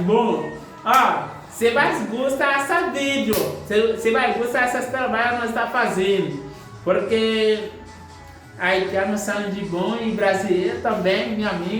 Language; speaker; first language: Portuguese; non-native, learner; Haitian Creole